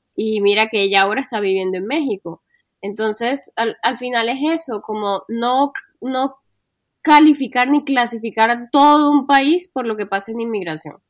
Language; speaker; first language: Spanish; native; Spanish